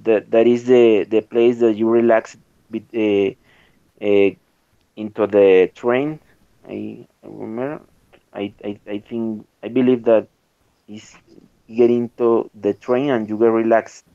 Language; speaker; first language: English; non-native, learner; Spanish